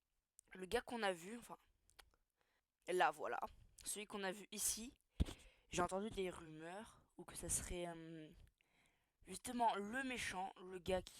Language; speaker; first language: French; native; French